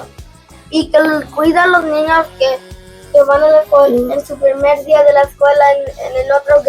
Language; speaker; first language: Spanish; early bilingual, heritage; Spanish